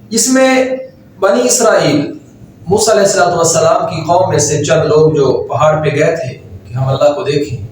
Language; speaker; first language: Urdu; native; Urdu